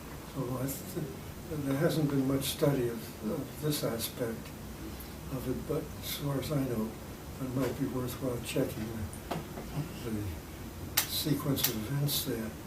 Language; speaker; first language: English; native; English